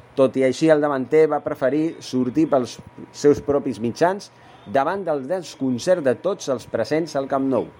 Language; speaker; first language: Catalan; non-native, local second language; Spanish